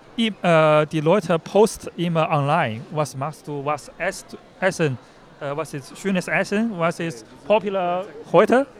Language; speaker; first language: German; non-native, learner; Chinese